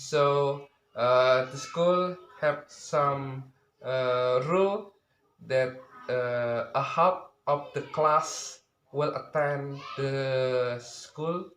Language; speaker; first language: English; non-native, learner; Indonesian